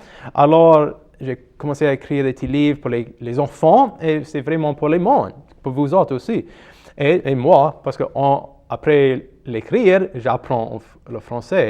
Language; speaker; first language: French; non-native, local second language; English